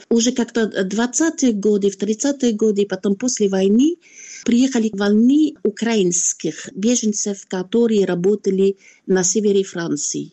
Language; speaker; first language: Russian; non-native, fluent; French